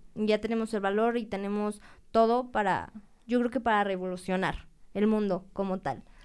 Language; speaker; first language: Spanish; native; Spanish